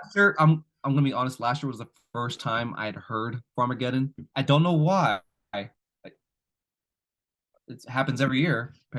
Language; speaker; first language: English; native; English